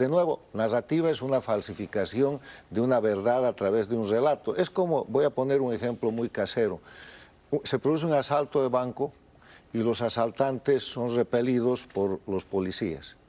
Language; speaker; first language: Spanish; native; Spanish